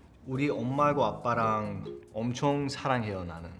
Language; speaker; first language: Korean; non-native, learner; English